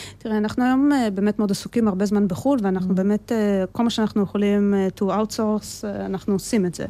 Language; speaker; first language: Hebrew; early bilingual, other home language; Russian